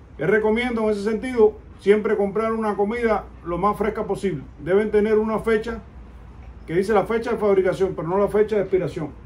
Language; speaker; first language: Spanish; native; Spanish